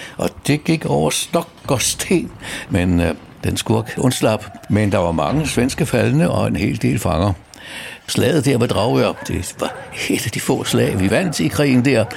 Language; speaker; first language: Danish; native; Danish